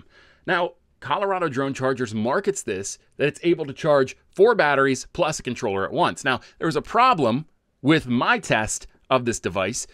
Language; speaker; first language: English; native; English